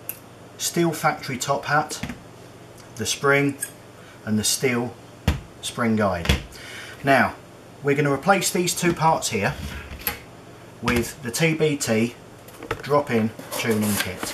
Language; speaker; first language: English; native; English